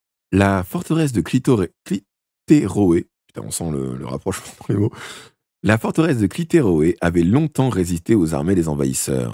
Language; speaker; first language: French; native; French